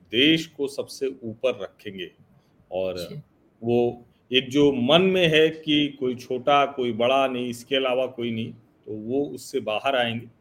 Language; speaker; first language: Hindi; native; Hindi